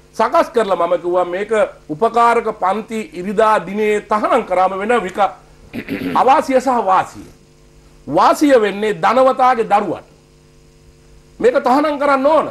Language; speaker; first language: Sinhala; native; Sinhala